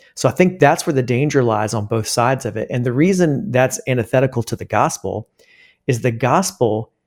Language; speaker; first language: English; native; English